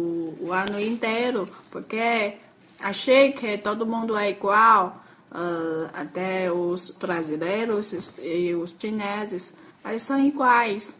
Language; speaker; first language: Portuguese; non-native, learner; Chinese